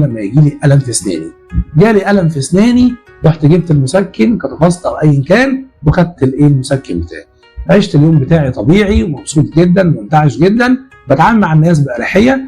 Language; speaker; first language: Arabic; native; Arabic